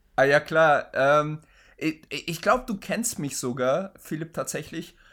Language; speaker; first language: German; native; German